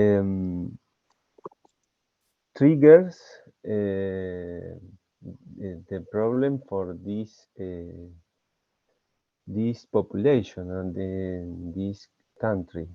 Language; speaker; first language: English; non-native, learner; Spanish